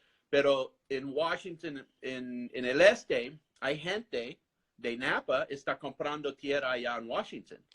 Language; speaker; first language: Spanish; non-native, fluent; English